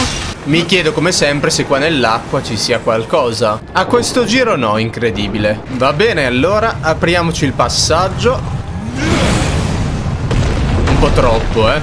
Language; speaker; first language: Italian; native; Italian